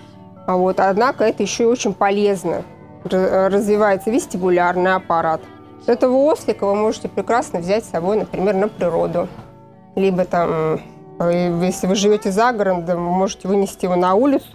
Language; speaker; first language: Russian; native; Russian